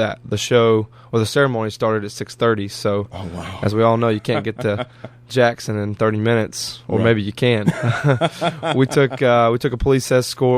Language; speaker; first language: English; native; English